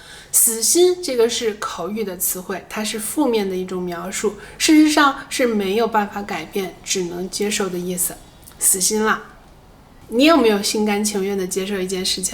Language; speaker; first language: Chinese; native; Chinese